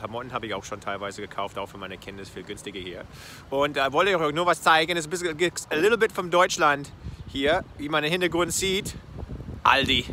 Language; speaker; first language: German; non-native, fluent; English